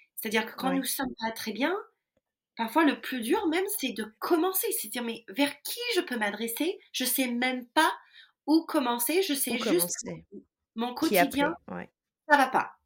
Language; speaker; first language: French; non-native, fluent; English